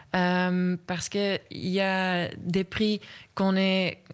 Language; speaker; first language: French; native; French